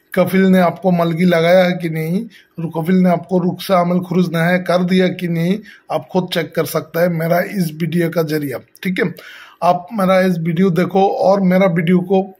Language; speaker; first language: Hindi; non-native, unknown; Bangla